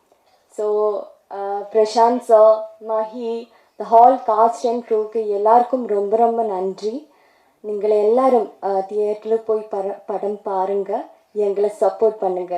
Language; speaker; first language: Tamil; non-native, fluent; Malayalam